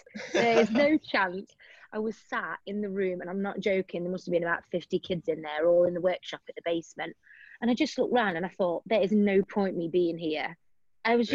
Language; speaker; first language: English; native; English